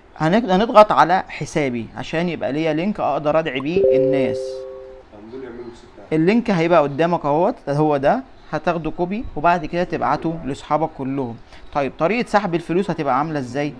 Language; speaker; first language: Arabic; native; Arabic